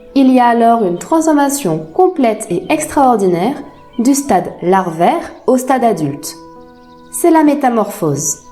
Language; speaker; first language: French; native; French